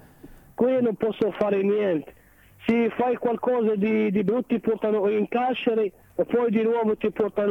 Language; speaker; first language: Italian; non-native, learner; Arabic